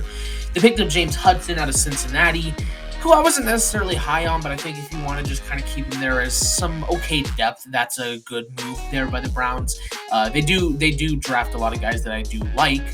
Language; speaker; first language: English; native; English